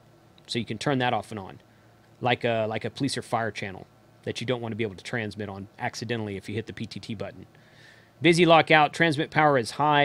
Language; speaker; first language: English; native; English